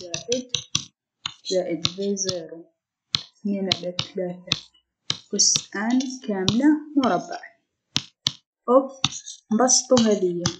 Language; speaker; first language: Arabic; native; Arabic